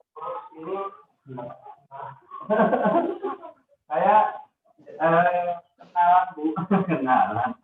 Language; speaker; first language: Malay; non-native, local second language; Javanese